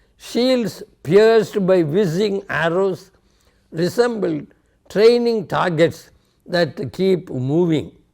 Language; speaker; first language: English; non-native, local second language; Tamil